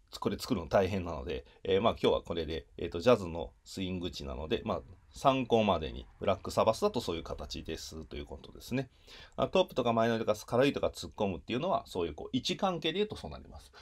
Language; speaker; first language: Japanese; native; Japanese